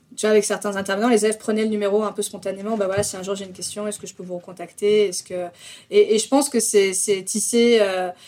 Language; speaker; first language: French; native; French